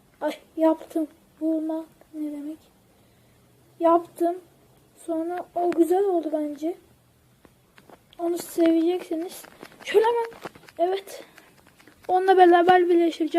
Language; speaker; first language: Turkish; native; Turkish